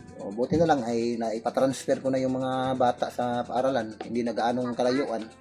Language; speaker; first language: Filipino; non-native, local second language; Cebuano